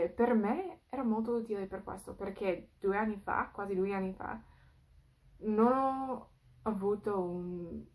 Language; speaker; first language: Italian; non-native, fluent; English